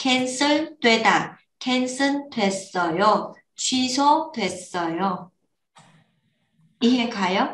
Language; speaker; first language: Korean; non-native, learner; Vietnamese